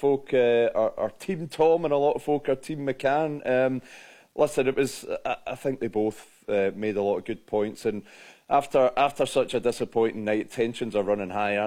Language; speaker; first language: English; native; English